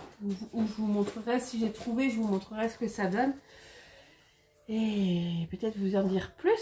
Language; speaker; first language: French; native; French